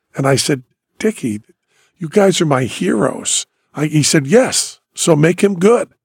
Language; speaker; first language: English; native; English